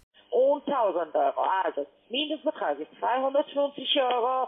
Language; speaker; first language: German; non-native, fluent; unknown